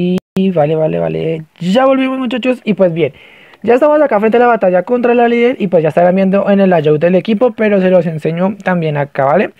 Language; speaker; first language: Spanish; native; Spanish